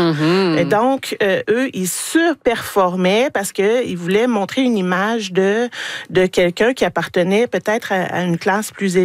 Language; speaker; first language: French; native; French